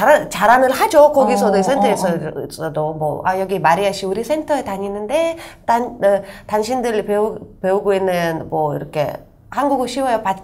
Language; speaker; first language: Korean; non-native, fluent; Russian